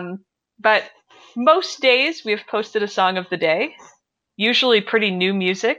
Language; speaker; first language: English; native; English